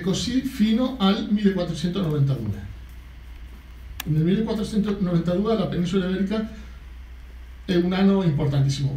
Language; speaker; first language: Italian; non-native, fluent; Catalan